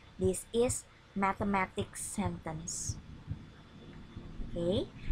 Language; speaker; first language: English; non-native, fluent; Indonesian